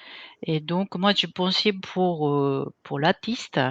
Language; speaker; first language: French; non-native, fluent; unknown